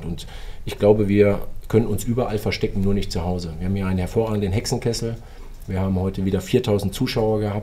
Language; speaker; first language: German; native; German